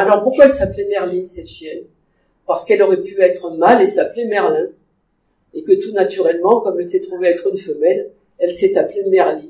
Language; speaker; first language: French; native; French